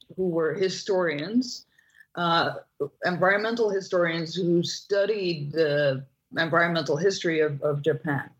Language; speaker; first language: English; non-native, fluent; Dutch